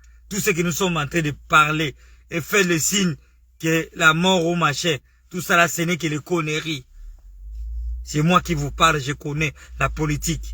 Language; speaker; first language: French; non-native, local second language; Lingala